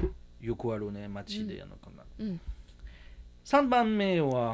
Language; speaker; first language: Japanese; non-native, learner; French